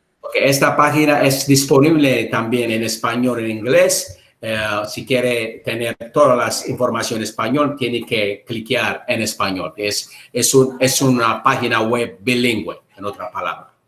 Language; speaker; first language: Spanish; non-native, learner; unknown